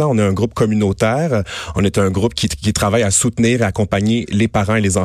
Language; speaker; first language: French; native; French